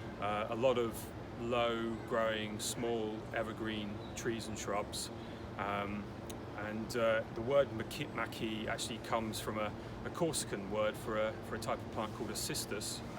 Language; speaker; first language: English; native; English